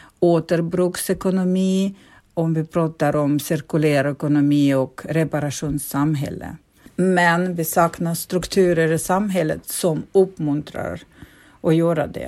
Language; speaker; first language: Swedish; non-native, fluent; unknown